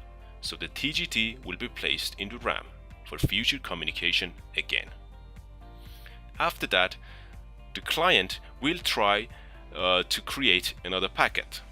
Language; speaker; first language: English; non-native, fluent; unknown